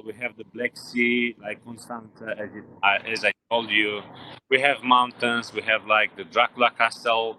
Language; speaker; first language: English; non-native, learner; Romanian